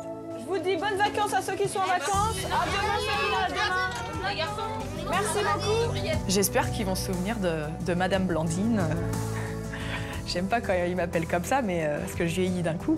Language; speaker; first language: French; native; French